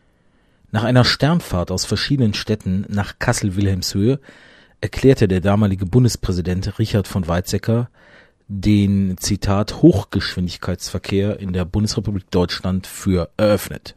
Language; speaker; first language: German; native; German